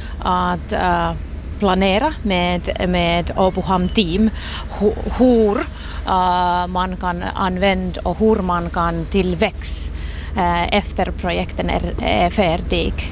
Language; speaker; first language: Swedish; non-native, local second language; Finnish